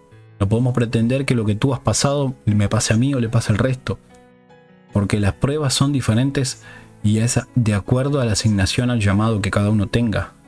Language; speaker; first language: Spanish; native; Spanish